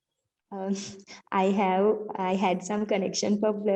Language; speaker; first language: English; non-native, learner; Sinhala